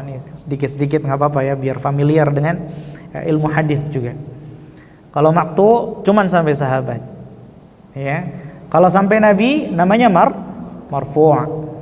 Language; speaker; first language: Indonesian; native; Indonesian